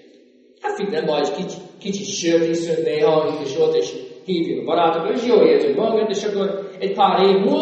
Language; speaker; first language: Hungarian; non-native, fluent; English